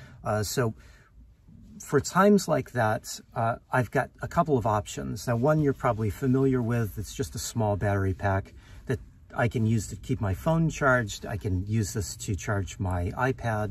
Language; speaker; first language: English; native; English